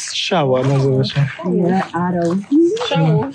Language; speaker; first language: Polish; non-native, learner; Russian